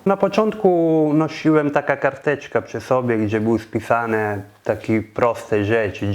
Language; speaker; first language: Polish; non-native, fluent; Italian